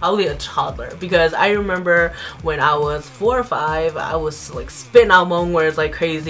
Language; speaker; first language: English; early bilingual, other home language; Hmong